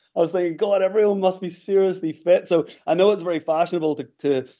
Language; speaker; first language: English; native; English